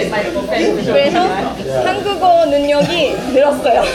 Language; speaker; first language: Korean; non-native, learner; Japanese